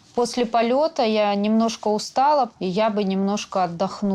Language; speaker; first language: Russian; native; Russian